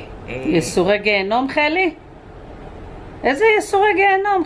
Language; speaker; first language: Hebrew; native; Hebrew